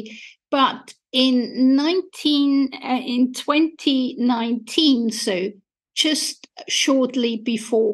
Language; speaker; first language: English; non-native, fluent; German